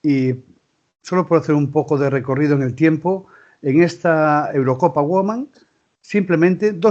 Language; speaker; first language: Spanish; non-native, local second language; Galician